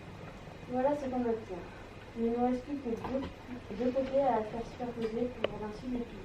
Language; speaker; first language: French; native; French